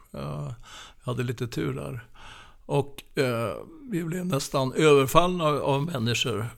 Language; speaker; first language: Swedish; native; Swedish